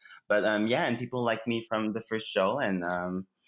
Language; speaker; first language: English; native; English